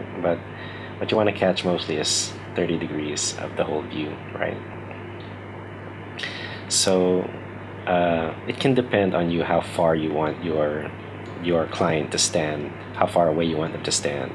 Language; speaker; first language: English; native; English